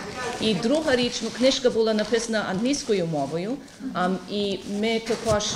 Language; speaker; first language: Ukrainian; early bilingual, heritage; Ukrainian